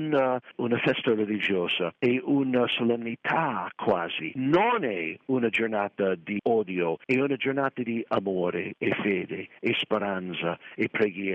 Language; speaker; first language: Italian; non-native, fluent; English